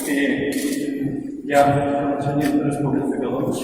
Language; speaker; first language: Polish; non-native, fluent; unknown